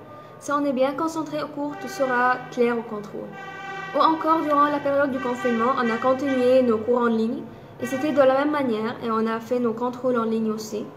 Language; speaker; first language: French; non-native, fluent; Arabic